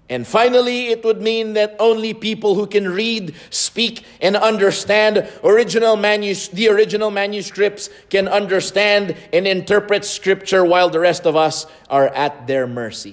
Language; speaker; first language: English; non-native, local second language; Filipino